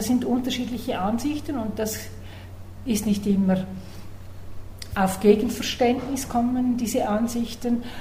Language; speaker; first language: German; native; German